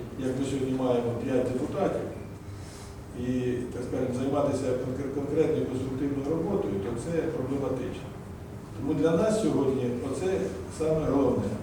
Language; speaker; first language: Ukrainian; native; Ukrainian